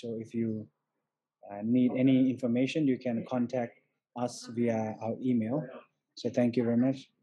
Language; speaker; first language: English; non-native, fluent; Thai